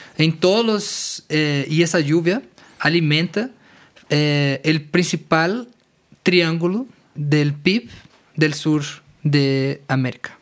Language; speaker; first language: Spanish; non-native, fluent; Portuguese